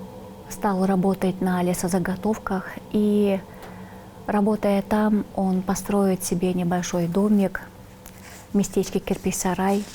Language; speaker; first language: Russian; non-native, local second language; Tuvinian